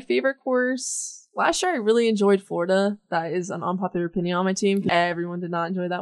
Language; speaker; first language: English; native; English